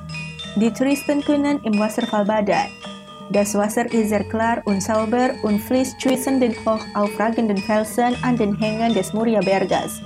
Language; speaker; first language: German; non-native, fluent; Indonesian